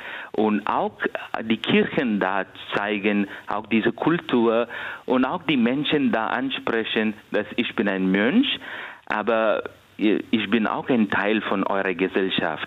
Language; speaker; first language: German; non-native, fluent; Kannada